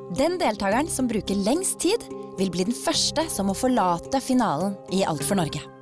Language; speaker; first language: Norwegian; native; Norwegian